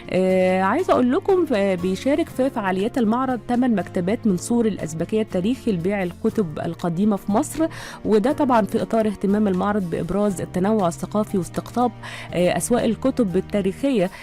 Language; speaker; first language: Arabic; native; Arabic